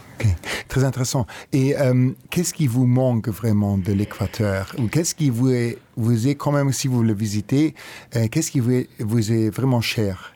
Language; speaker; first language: French; non-native, local second language; Luxembourgish